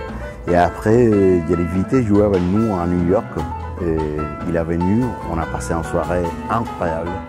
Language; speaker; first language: French; non-native, fluent; Spanish